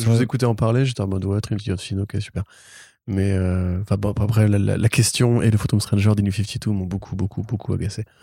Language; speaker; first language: French; native; French